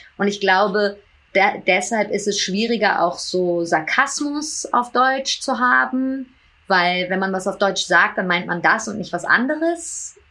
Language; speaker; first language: German; early bilingual, heritage; German